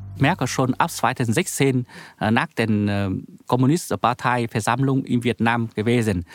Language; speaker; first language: German; non-native, learner; Vietnamese